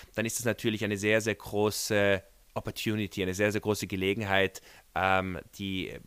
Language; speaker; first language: German; native; German